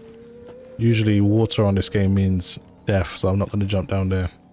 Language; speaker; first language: English; native; English